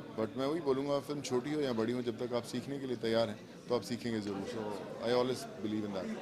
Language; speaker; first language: Hindi; non-native, local second language; Punjabi